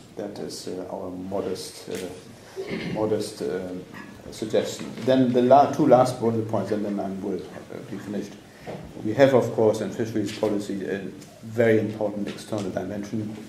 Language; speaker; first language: English; non-native, fluent; German